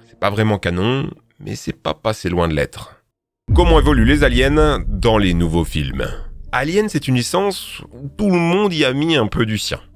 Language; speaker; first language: French; native; French